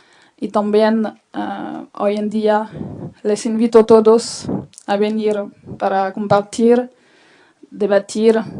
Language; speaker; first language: Spanish; non-native, fluent; French